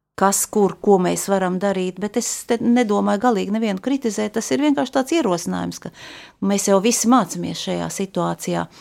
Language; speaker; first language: Latvian; native; Latvian